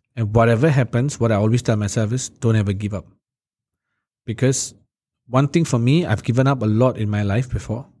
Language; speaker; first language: English; native; English